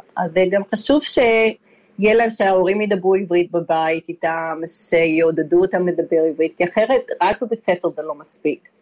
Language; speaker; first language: Hebrew; early bilingual, other home language; Polish